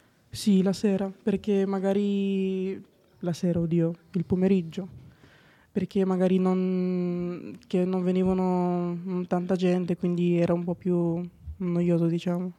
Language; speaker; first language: Italian; non-native, fluent; Bulgarian